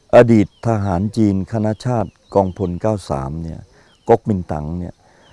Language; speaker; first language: Thai; native; Thai